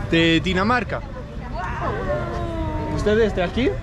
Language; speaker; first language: Spanish; non-native, learner; Danish